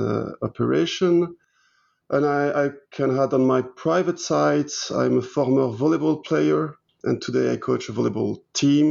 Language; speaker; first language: English; non-native, fluent; French